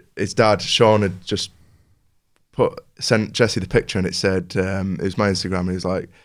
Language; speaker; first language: English; native; English